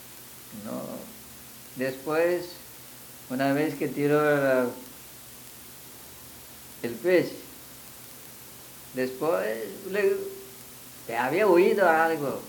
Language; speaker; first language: Spanish; non-native, fluent; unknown